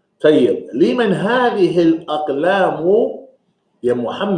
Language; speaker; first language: Arabic; non-native, fluent; English